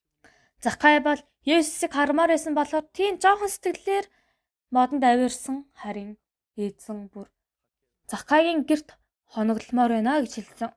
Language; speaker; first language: Mongolian; non-native, fluent; Korean